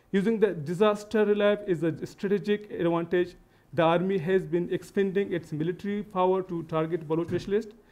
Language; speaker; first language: English; non-native, local second language; Baluchi